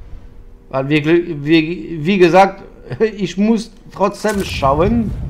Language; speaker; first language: German; non-native, fluent; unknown